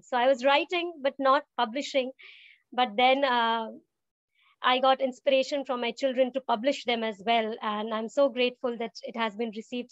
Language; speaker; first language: English; non-native, local second language; Hindi